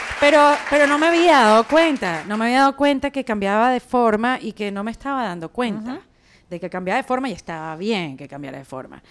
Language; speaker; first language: Spanish; native; Spanish